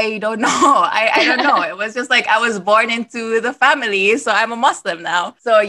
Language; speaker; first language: English; non-native, local second language; Persian